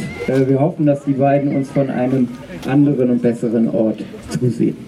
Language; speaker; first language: German; native; German